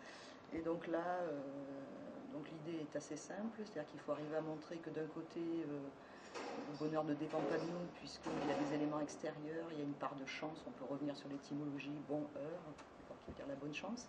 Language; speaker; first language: French; native; French